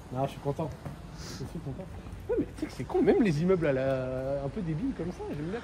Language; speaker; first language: French; native; French